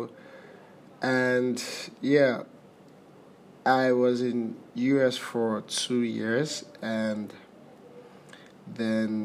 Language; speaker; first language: English; non-native, local second language; Igbo